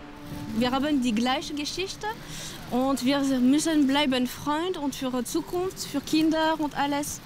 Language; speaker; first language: German; non-native, learner; French